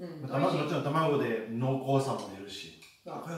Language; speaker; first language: Japanese; native; Japanese